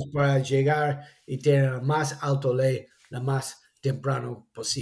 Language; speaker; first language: Spanish; non-native, fluent; English